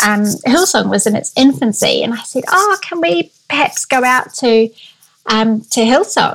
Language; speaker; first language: English; native; English